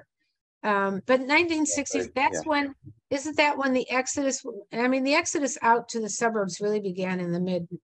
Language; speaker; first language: English; native; English